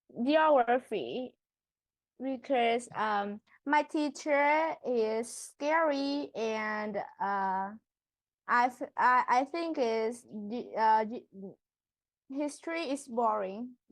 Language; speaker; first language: English; non-native, learner; Vietnamese